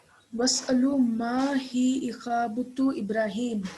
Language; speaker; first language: Arabic; non-native, learner; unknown